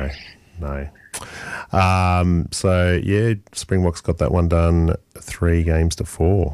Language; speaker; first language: English; native; English